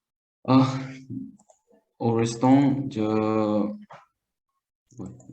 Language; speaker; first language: French; non-native, learner; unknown